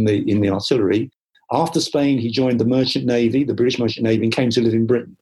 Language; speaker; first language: English; native; English